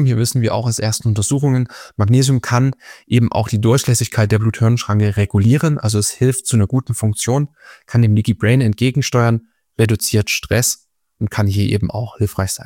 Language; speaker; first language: German; native; German